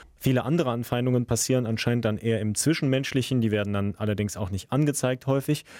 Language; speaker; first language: German; early bilingual, other home language; Russian